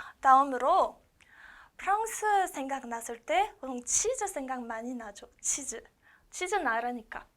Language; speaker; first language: Korean; non-native, learner; French